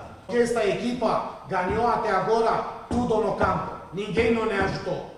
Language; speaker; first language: Portuguese; non-native, learner; Spanish